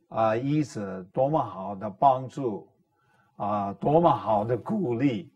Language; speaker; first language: Chinese; non-native, fluent; English